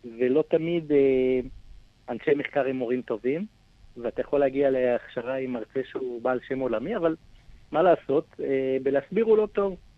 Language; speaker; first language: Hebrew; native; Hebrew